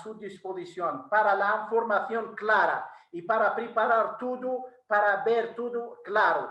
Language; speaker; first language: Spanish; non-native, fluent; Arabic